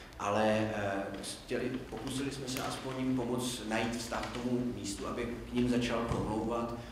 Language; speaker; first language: Czech; native; Czech